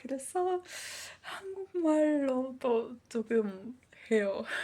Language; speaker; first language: Korean; non-native, learner; Polish